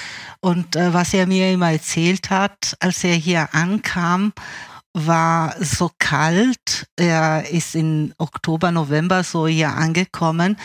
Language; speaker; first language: German; early bilingual, other home language; Italian